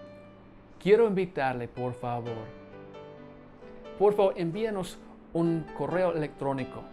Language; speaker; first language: Spanish; non-native, fluent; English